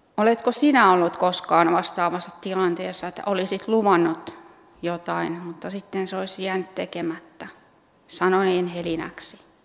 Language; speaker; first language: Finnish; native; Finnish